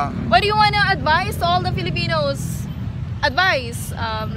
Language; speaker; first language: English; non-native, local second language; Filipino